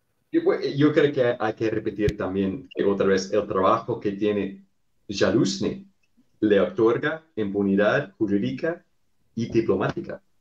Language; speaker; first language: Spanish; non-native, fluent; English